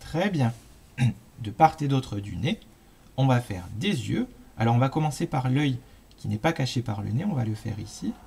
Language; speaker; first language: French; native; French